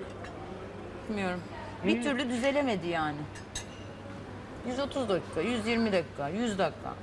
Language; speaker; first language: Turkish; native; Turkish